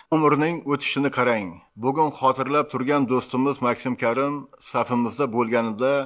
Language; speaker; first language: Uzbek; native; Uzbek